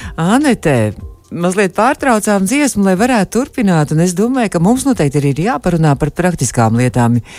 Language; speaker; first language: Latvian; native; Latvian